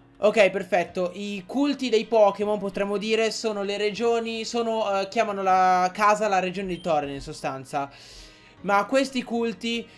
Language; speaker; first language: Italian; native; Italian